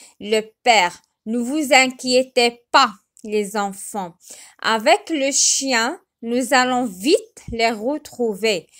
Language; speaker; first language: French; non-native, local second language; Arabic